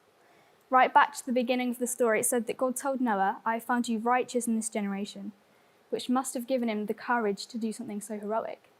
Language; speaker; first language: English; native; English